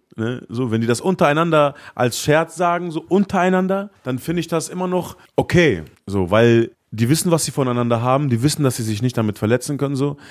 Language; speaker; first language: German; early bilingual, other home language; Arabic